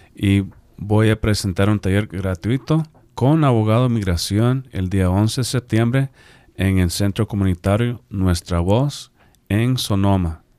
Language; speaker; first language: Spanish; non-native, fluent; English